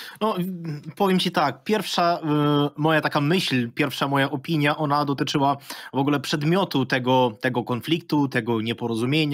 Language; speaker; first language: Polish; non-native, fluent; Ukrainian